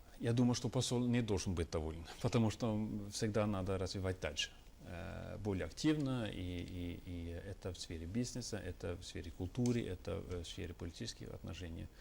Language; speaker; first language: Russian; non-native, fluent; Norwegian